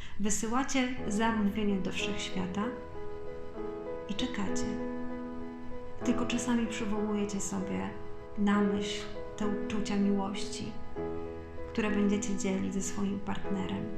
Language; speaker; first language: Polish; native; Polish